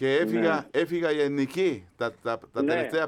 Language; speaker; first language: Greek; non-native, fluent; Spanish